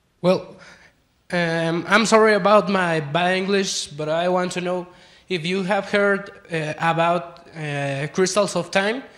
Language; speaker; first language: English; non-native, learner; Spanish